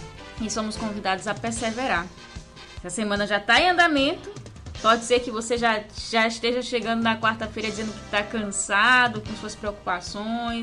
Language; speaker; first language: Portuguese; native; Portuguese